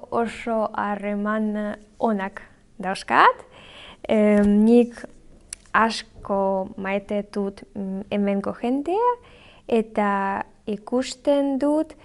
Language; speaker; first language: Basque; non-native, learner; Belarusian